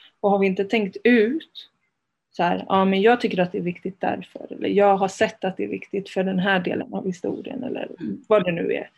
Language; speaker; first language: Swedish; early bilingual, other home language; Spanish